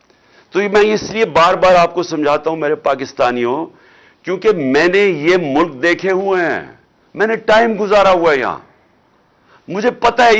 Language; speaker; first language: Urdu; native; Urdu